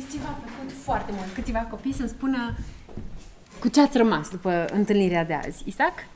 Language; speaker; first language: Romanian; native; Romanian